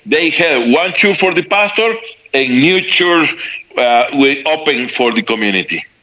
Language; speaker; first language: English; non-native, learner; Spanish